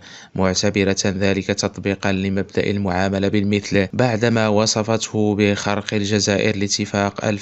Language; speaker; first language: Arabic; native; Arabic